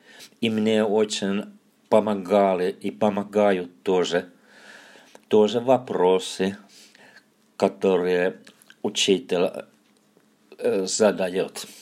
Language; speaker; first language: Russian; non-native, fluent; Finnish